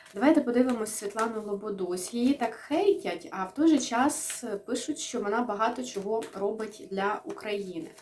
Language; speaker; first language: Ukrainian; non-native, local second language; Russian